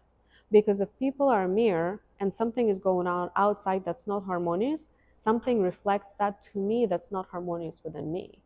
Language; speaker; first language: English; non-native, fluent; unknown